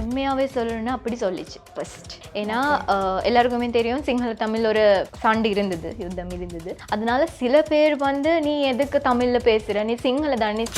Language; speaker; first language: Tamil; non-native, local second language; Sinhala